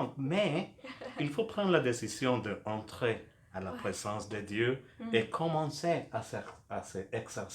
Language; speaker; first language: French; non-native, fluent; Spanish